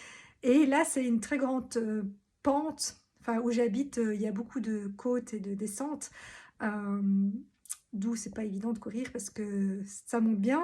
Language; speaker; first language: French; native; French